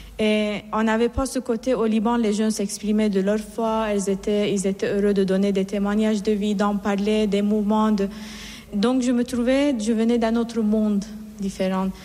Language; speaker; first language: French; non-native, fluent; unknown